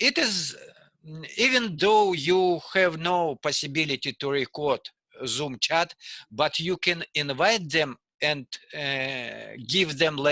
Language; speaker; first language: English; non-native, learner; Russian